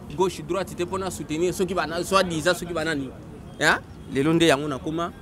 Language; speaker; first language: Lingala; native; Lingala